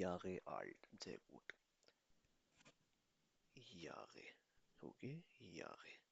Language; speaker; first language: German; non-native, fluent; Urdu